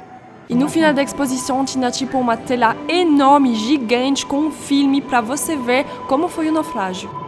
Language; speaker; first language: Portuguese; non-native, fluent; French